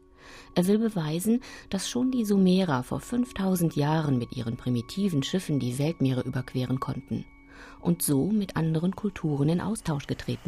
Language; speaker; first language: German; native; German